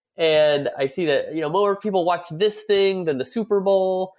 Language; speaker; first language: English; native; English